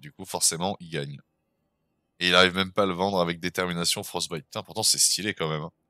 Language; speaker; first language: French; native; French